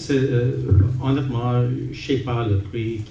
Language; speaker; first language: French; non-native, local second language; English